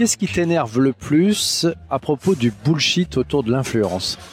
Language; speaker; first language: French; native; French